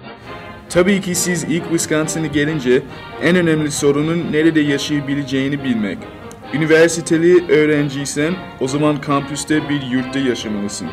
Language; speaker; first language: Turkish; early bilingual, heritage; Turkish